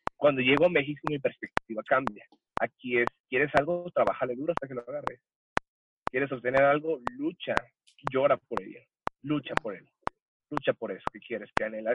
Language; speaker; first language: Spanish; early bilingual, heritage; Spanish